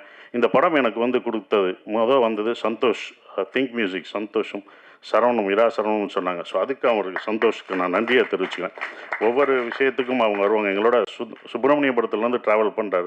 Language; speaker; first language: Tamil; native; Tamil